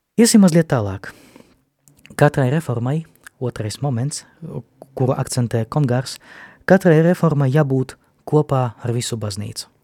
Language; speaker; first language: Latvian; non-native, local second language; Russian